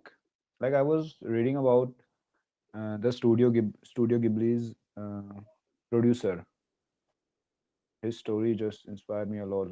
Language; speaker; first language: English; non-native, local second language; Hindi